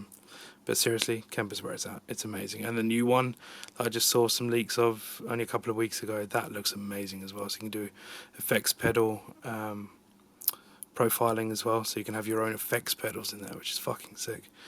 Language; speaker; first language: English; native; English